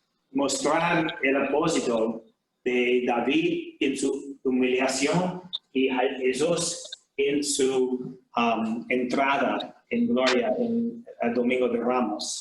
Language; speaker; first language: Spanish; non-native, fluent; English